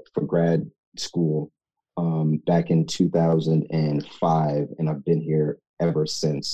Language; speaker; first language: English; native; English